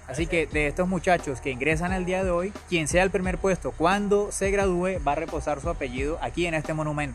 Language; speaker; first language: Spanish; native; Spanish